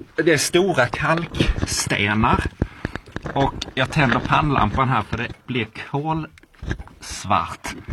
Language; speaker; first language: Swedish; native; Swedish